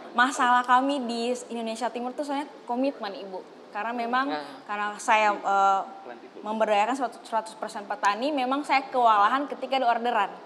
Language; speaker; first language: Indonesian; native; Indonesian